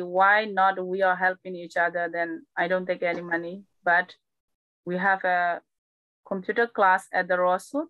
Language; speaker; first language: English; non-native, learner; Burmese